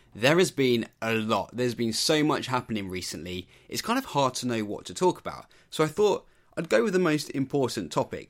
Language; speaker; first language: English; native; English